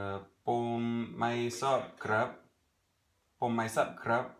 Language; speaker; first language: Thai; non-native, learner; English